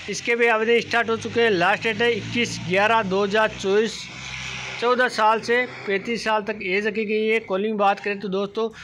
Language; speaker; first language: Hindi; native; Hindi